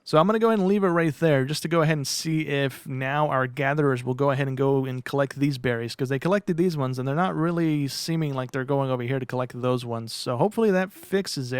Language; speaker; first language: English; native; English